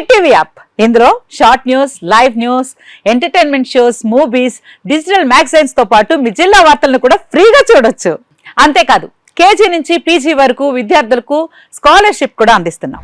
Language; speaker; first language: Telugu; native; Telugu